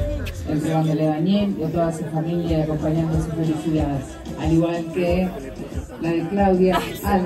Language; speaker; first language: Spanish; native; Spanish